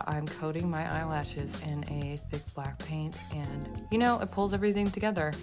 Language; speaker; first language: English; native; English